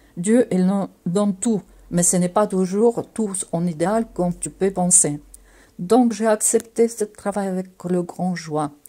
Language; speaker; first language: French; non-native, fluent; Russian